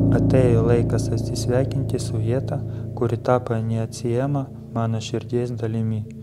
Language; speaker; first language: Lithuanian; non-native, learner; Ukrainian